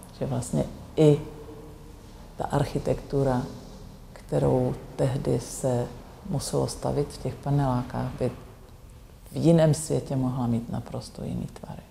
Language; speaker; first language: Czech; native; Czech